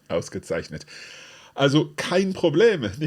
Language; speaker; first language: German; non-native, learner; English